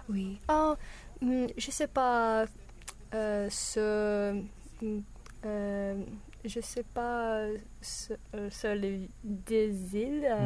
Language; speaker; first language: French; non-native, learner; English